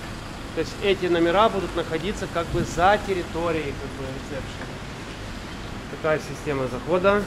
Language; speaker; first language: Russian; native; Russian